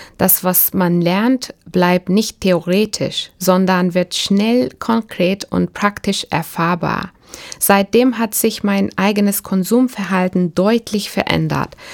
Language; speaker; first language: German; non-native, fluent; Turkish